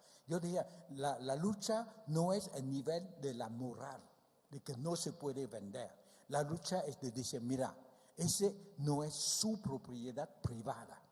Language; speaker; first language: Spanish; non-native, fluent; Vietnamese